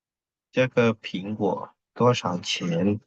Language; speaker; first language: Chinese; non-native, fluent; Indonesian